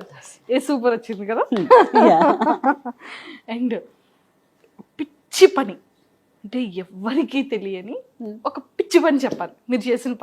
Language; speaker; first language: Telugu; native; Telugu